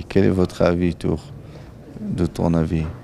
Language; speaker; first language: French; non-native, learner; Central Kurdish